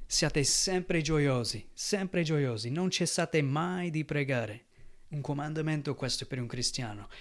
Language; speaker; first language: Italian; non-native, fluent; English